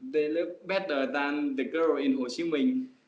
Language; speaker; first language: English; non-native, learner; Vietnamese